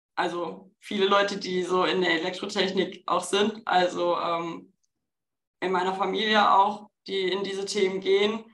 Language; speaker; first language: German; native; German